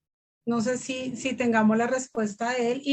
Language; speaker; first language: Spanish; native; Spanish